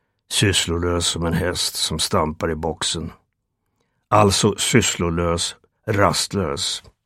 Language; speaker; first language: Swedish; native; Swedish